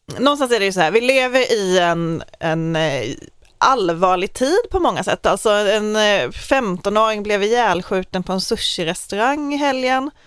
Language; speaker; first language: Swedish; native; Swedish